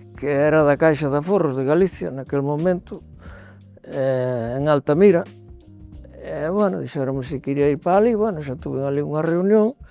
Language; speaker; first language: Galician; native; Galician